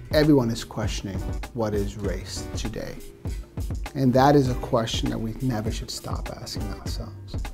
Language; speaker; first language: English; early bilingual, other home language; Spanish